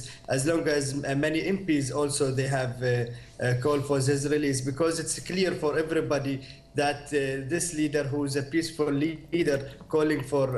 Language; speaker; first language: English; non-native, fluent; Arabic